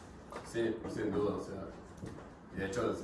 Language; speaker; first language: Spanish; native; Spanish